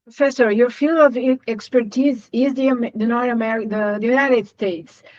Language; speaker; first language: English; non-native, fluent; Portuguese